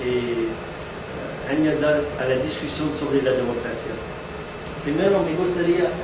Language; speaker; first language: Spanish; non-native, fluent; English